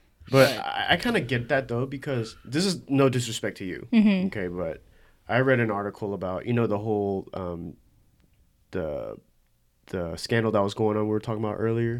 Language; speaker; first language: English; early bilingual, other home language; Korean